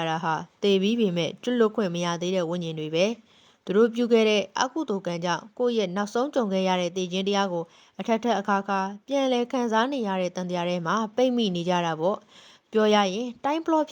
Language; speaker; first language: Burmese; native; Burmese